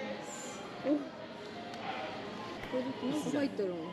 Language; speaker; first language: Japanese; native; Japanese